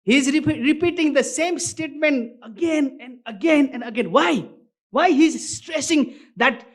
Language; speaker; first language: English; non-native, local second language; Nepali